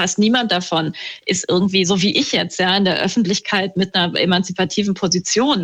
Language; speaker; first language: German; native; German